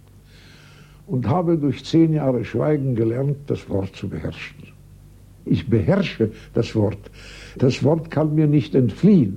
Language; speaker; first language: German; native; German